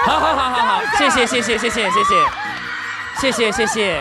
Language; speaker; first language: Chinese; native; Chinese